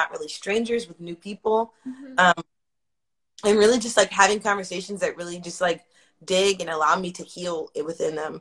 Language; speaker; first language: English; native; English